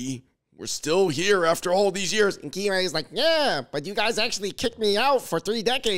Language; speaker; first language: English; native; English